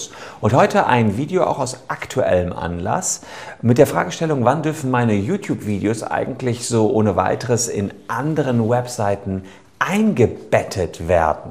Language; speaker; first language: German; native; German